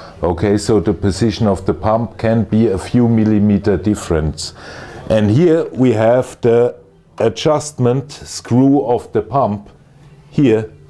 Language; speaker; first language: English; non-native, fluent; German